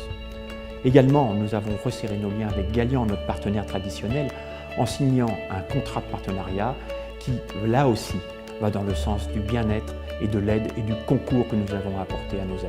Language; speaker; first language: French; native; French